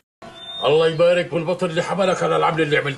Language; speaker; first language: Arabic; native; Arabic